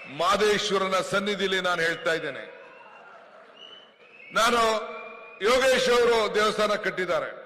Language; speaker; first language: Kannada; native; Kannada